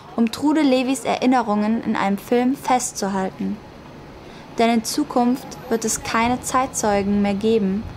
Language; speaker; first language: German; native; German